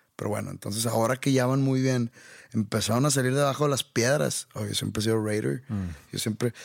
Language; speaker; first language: Spanish; native; Spanish